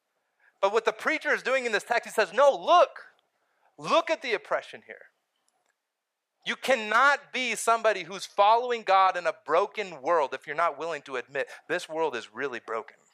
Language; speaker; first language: English; native; English